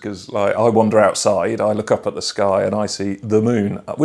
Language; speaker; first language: English; native; English